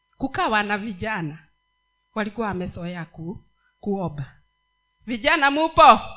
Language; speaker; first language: Swahili; non-native, local second language; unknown